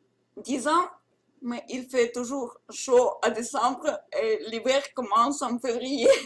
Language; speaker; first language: French; non-native, learner; Russian